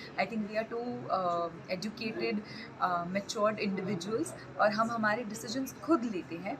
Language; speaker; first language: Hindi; non-native, local second language; Marathi